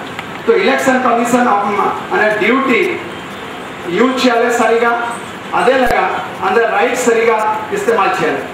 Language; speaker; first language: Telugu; non-native, local second language; Hindi